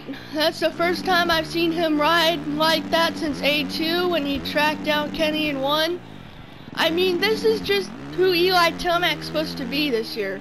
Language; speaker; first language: English; native; English